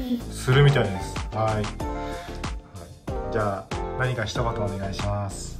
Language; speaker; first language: Japanese; native; Japanese